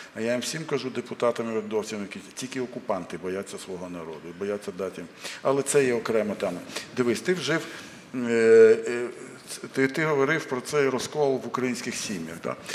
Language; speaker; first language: Ukrainian; non-native, local second language; Russian